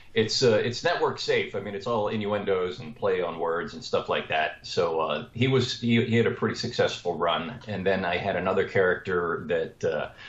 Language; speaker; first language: English; native; English